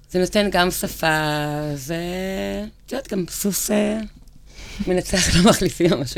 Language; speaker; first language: Hebrew; native; Hebrew